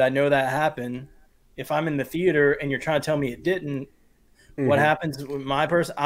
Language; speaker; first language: English; native; English